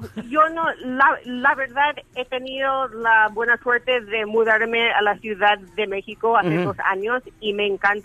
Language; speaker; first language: Spanish; early bilingual, heritage; English